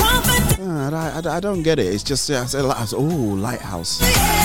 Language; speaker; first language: English; non-native, local second language; Yoruba